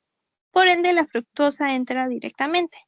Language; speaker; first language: Spanish; native; Spanish